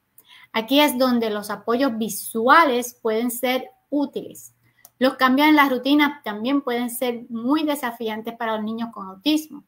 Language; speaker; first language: Spanish; native; Spanish